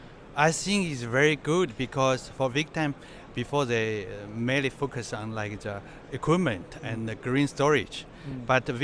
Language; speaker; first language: English; non-native, fluent; Chinese